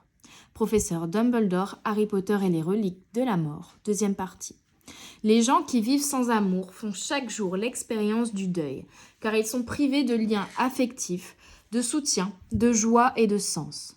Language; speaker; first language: French; native; French